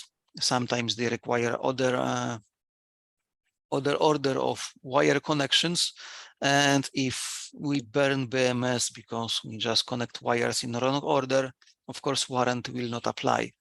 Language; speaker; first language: English; non-native, fluent; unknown